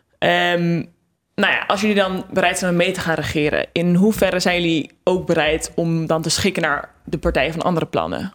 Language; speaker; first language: Dutch; native; Dutch